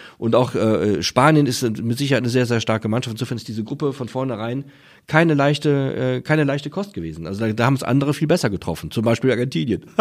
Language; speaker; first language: German; native; German